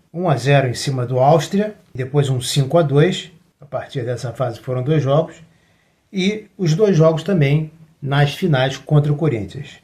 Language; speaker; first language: Portuguese; native; Portuguese